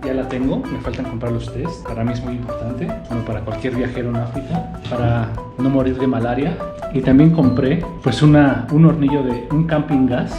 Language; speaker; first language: Spanish; native; Spanish